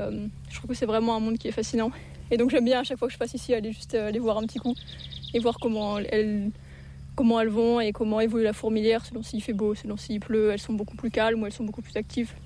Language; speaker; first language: French; native; French